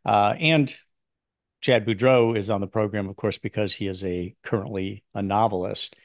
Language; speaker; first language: English; native; English